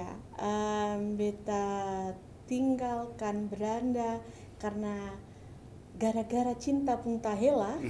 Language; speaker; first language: Indonesian; early bilingual, heritage; Dutch